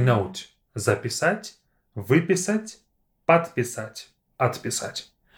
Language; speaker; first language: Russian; native; Russian